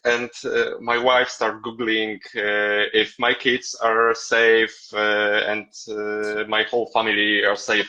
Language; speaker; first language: English; non-native, learner; Polish